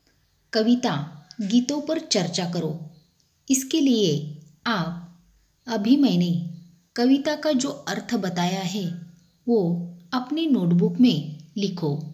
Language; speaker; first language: Hindi; non-native, local second language; Marathi